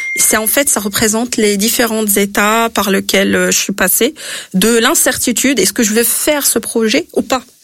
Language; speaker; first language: French; non-native, local second language; Arabic